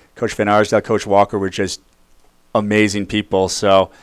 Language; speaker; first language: English; native; English